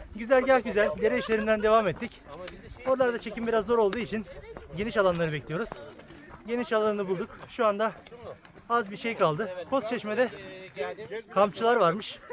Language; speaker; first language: Turkish; native; Turkish